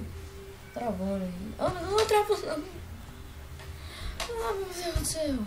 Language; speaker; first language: Portuguese; native; Portuguese